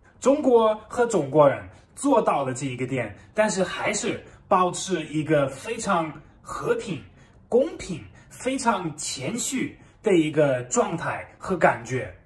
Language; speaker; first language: Chinese; non-native, fluent; German